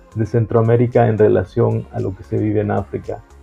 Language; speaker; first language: Spanish; native; Spanish